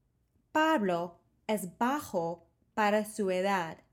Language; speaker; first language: Spanish; non-native, fluent; English